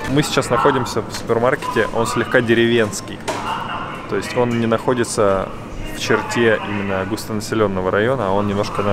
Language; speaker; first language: Russian; native; Russian